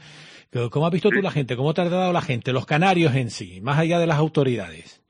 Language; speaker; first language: Spanish; native; Spanish